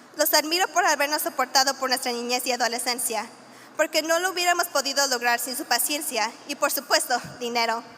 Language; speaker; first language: Spanish; early bilingual, heritage; Spanish